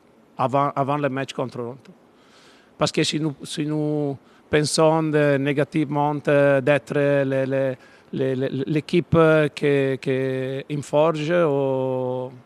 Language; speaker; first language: French; non-native, fluent; Italian